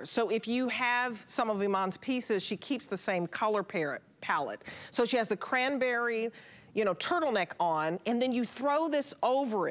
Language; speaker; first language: English; native; English